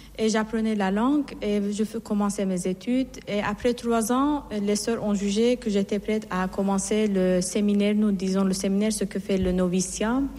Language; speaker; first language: French; non-native, fluent; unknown